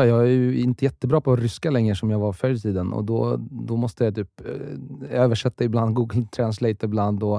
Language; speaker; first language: Swedish; early bilingual, other home language; Russian